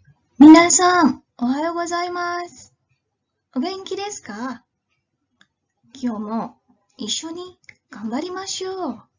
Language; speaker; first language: Japanese; non-native, fluent; Indonesian